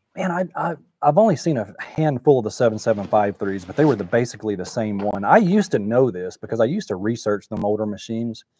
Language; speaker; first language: English; native; English